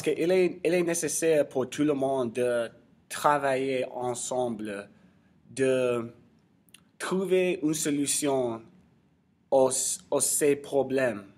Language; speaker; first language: French; non-native, learner; English